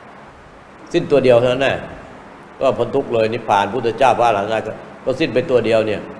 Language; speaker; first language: Thai; native; Thai